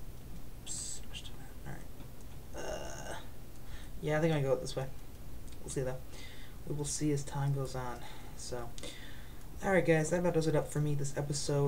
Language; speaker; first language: English; native; English